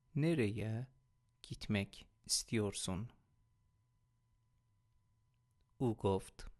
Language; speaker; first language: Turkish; non-native, fluent; Persian